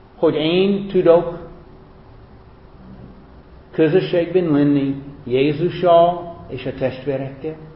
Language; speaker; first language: Hungarian; non-native, fluent; English